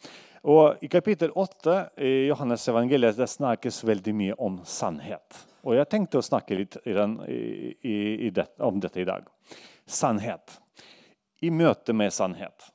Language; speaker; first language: Norwegian; non-native, fluent; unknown